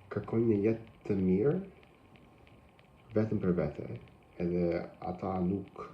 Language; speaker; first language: Albanian; non-native, learner; English